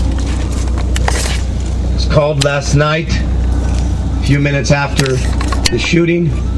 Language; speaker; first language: English; native; English